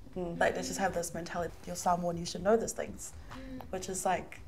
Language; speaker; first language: English; early bilingual, other home language; Samoan